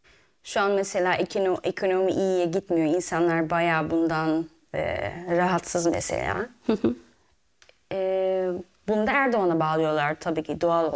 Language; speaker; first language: Turkish; early bilingual, heritage; Turkish